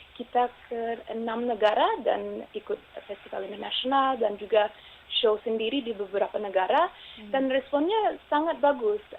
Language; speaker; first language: Indonesian; early bilingual, heritage; Indonesian